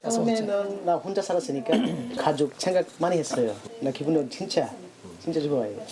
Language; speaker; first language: Korean; non-native, learner; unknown